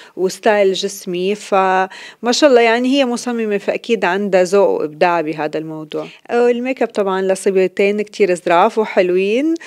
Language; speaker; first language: Arabic; native; Arabic